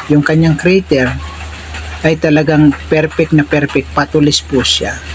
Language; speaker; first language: Filipino; non-native, local second language; Bikol